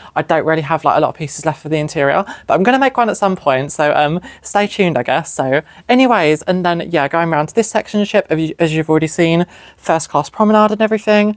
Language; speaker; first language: English; native; English